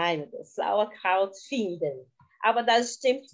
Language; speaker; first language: German; non-native, learner; Portuguese